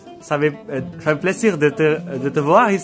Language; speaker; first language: French; non-native, learner; Indonesian